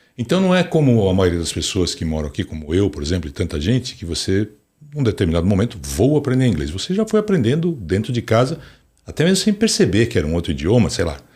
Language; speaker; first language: Portuguese; native; Portuguese